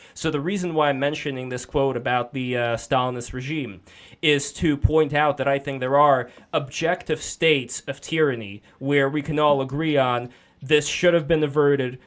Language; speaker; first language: English; non-native, fluent; Russian